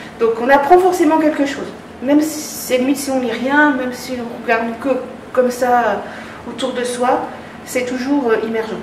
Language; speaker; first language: French; native; French